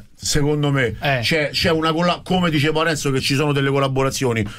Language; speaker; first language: Italian; native; Italian